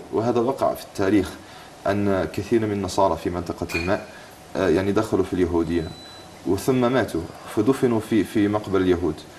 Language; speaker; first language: Arabic; non-native, fluent; English